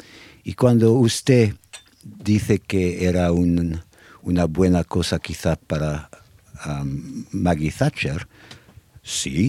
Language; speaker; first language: Spanish; non-native, fluent; English